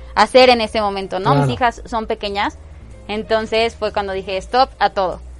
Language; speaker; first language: Spanish; native; Spanish